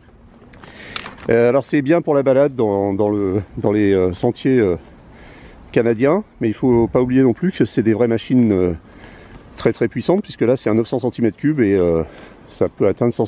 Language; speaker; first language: French; native; French